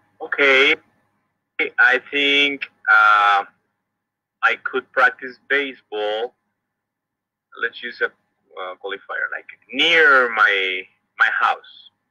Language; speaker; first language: English; non-native, learner; Spanish